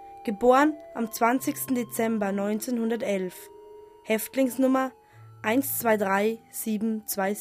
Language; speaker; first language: German; native; German